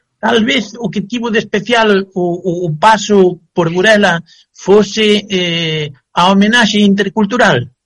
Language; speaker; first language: Galician; native; Galician